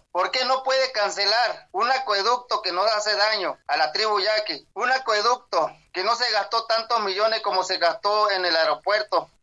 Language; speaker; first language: Spanish; non-native, local second language; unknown